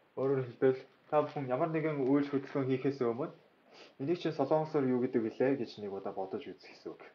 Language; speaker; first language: Mongolian; non-native, fluent; Korean